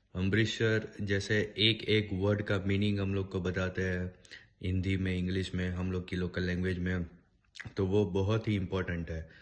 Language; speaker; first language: Hindi; native; Hindi